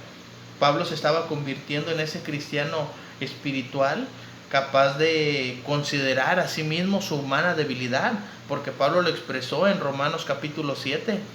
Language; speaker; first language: Spanish; native; Spanish